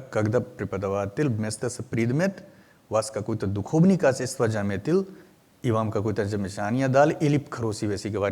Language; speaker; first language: Russian; non-native, learner; Hindi